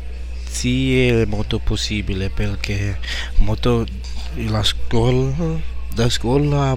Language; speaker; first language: Italian; non-native, learner; English